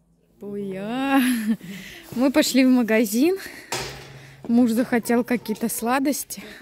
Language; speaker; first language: Russian; native; Russian